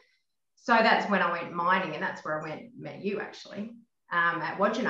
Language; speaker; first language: English; native; English